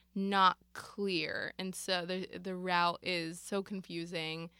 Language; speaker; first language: English; native; English